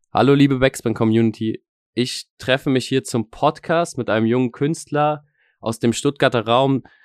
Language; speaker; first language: German; native; German